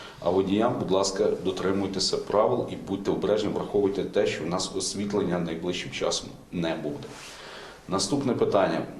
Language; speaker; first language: Ukrainian; native; Ukrainian